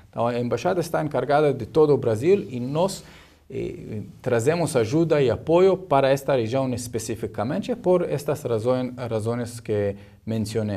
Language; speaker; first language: Portuguese; non-native, learner; Hebrew